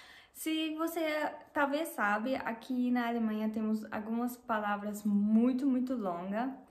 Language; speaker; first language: Portuguese; non-native, learner; German